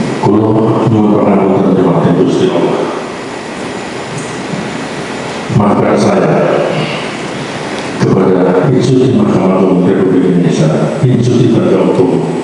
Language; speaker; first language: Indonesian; non-native, local second language; Javanese